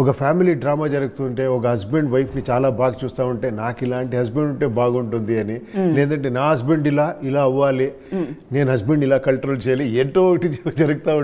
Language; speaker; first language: Telugu; non-native, local second language; Kannada